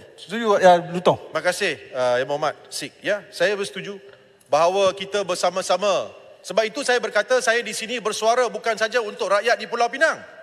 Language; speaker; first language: Malay; non-native, local second language; Tamil